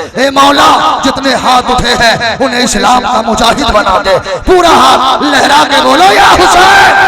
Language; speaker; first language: Hindi; non-native, local second language; Urdu